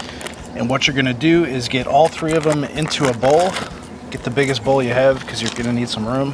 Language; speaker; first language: English; native; English